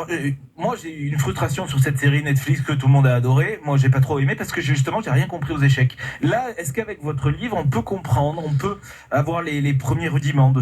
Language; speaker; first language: French; native; French